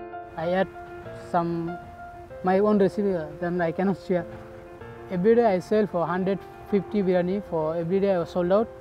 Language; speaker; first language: English; non-native, learner; Bangla